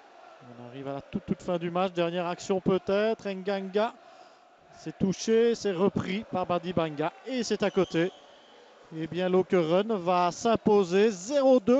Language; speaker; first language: French; native; French